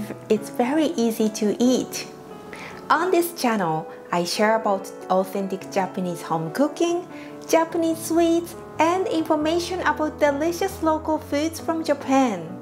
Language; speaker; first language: English; non-native, fluent; Japanese